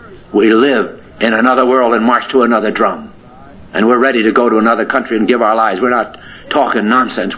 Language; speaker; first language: English; native; English